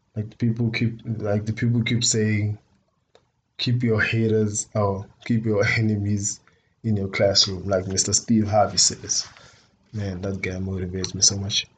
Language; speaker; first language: English; non-native, local second language; Tswana